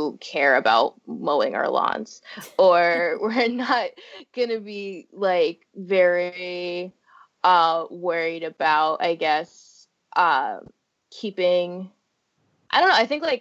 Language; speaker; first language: English; native; English